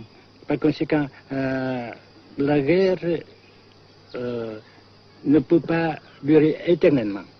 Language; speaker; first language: French; non-native, local second language; Vietnamese